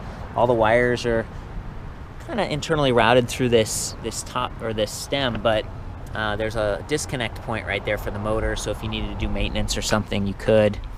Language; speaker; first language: English; native; English